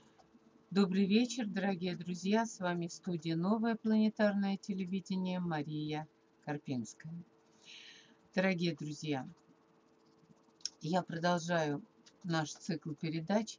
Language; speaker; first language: Russian; native; Russian